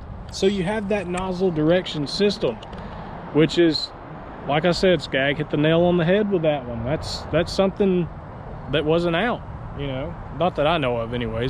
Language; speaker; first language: English; native; English